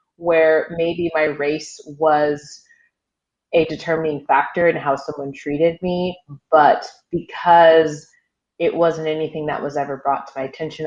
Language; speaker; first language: English; early bilingual, other home language; Haitian Creole